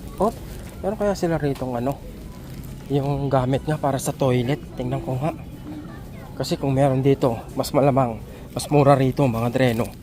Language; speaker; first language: Filipino; native; Filipino